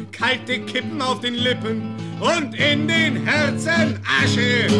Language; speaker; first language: German; native; German